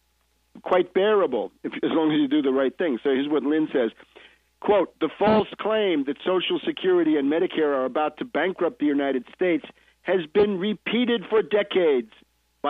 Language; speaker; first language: English; native; English